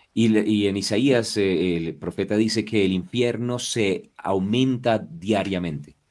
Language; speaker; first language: Spanish; native; Spanish